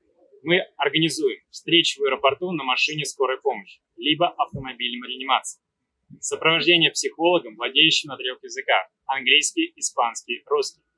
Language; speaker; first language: Russian; native; Russian